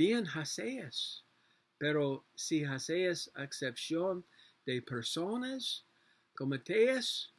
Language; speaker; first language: Spanish; non-native, learner; English